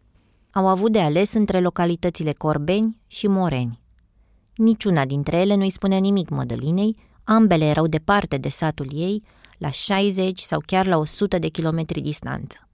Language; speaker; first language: Romanian; native; Romanian